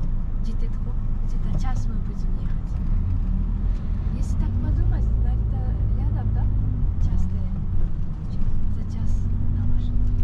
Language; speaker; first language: Russian; early bilingual, heritage; Russian